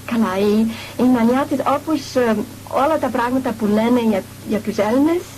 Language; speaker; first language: Greek; non-native, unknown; English